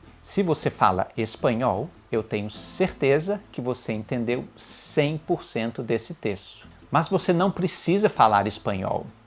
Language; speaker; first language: Portuguese; native; Portuguese